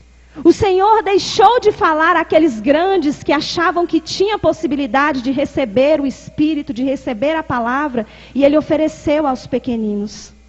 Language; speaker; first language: Portuguese; native; Portuguese